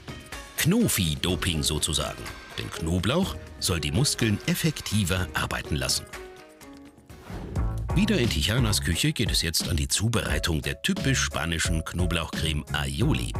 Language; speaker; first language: German; native; German